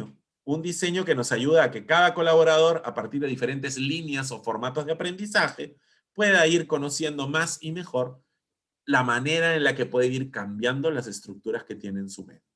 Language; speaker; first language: Spanish; native; Spanish